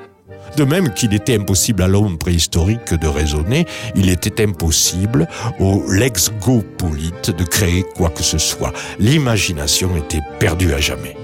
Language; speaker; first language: French; native; French